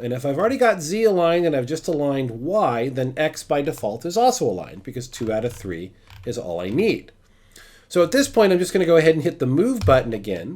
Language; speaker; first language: English; native; English